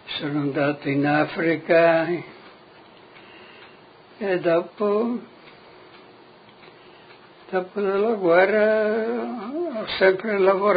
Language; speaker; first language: Italian; non-native, local second language; Friulian